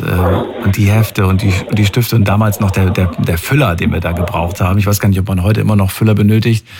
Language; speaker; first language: German; native; German